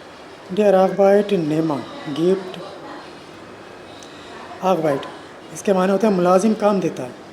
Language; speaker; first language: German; non-native, learner; Urdu